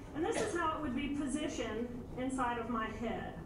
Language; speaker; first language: English; native; English